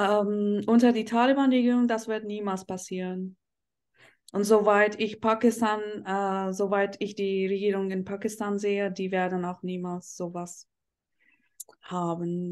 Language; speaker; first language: German; non-native, fluent; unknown